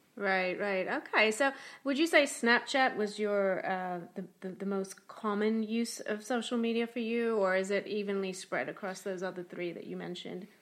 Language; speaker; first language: English; native; English